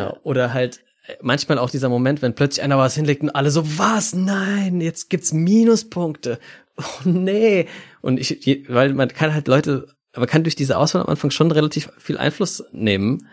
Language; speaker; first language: German; native; German